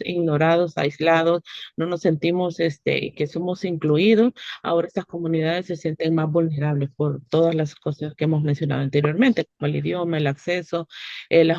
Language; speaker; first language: Spanish; native; Spanish